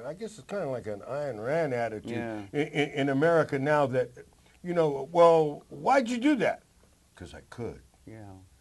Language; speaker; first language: English; native; English